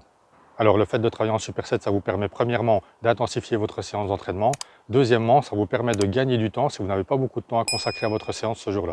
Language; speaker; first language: French; native; French